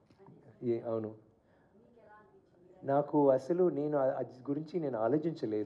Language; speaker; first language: Telugu; non-native, learner; Tamil